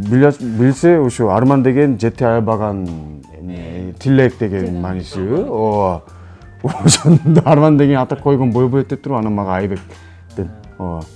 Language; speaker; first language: Kyrgyz; non-native, fluent; Korean